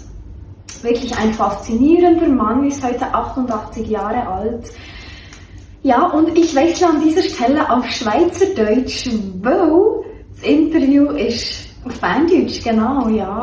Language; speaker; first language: German; native; German